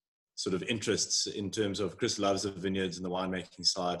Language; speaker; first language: English; native; English